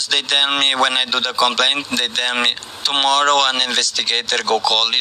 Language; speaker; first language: English; non-native, learner; Portuguese